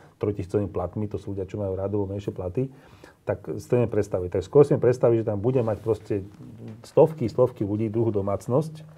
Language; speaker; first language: Slovak; native; Slovak